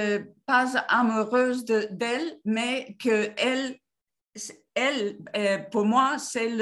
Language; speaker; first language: French; non-native, learner; Spanish